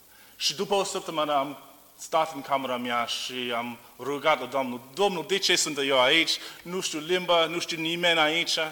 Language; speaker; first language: Romanian; non-native, learner; English